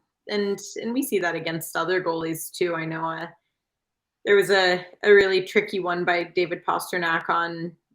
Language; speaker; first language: English; native; English